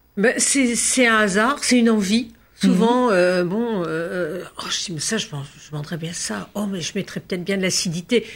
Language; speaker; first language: French; native; French